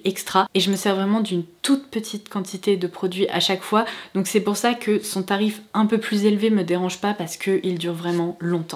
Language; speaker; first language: French; native; French